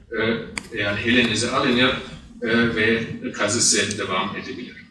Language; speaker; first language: Turkish; non-native, fluent; German